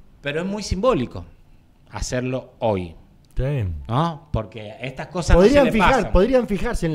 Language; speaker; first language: Spanish; native; Spanish